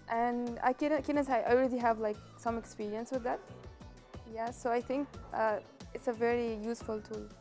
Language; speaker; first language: English; non-native, fluent; Arabic